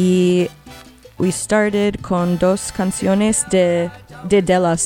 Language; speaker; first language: Spanish; non-native, learner; English